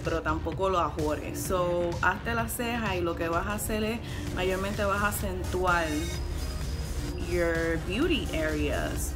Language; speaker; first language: Spanish; early bilingual, heritage; Spanish